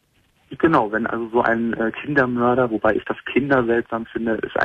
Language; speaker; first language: German; native; German